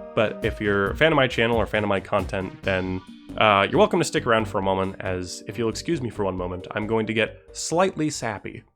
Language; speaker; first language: English; native; English